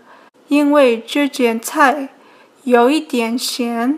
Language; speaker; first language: Chinese; early bilingual, heritage; Chinese